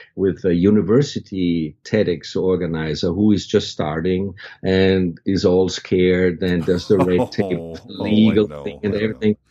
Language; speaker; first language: English; non-native, fluent; German